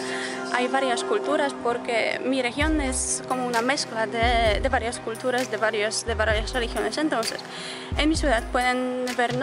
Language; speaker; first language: Spanish; non-native, fluent; Polish